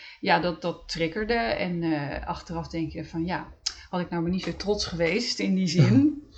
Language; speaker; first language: Dutch; native; Dutch